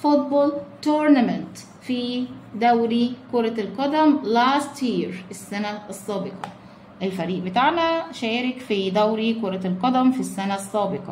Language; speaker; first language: Arabic; native; Arabic